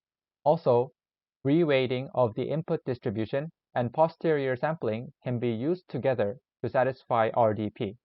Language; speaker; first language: English; non-native, learner; Korean